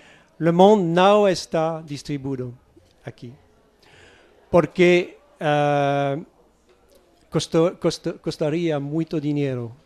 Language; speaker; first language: Portuguese; non-native, learner; French